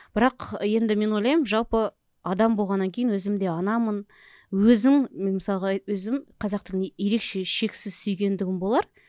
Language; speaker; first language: Kazakh; native; Kazakh